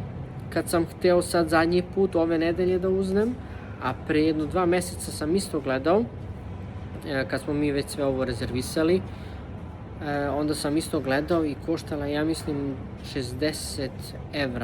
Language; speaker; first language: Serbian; early bilingual, heritage; Serbian